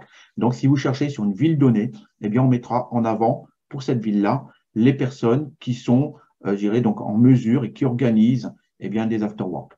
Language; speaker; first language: French; native; French